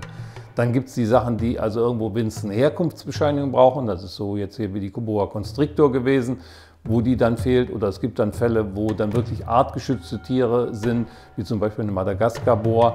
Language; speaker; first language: German; native; German